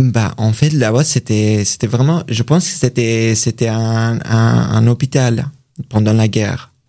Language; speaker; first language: French; non-native, learner; Persian